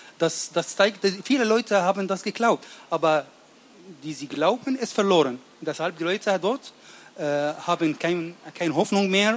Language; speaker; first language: German; non-native, learner; Arabic